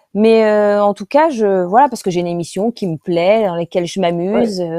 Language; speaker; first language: French; native; French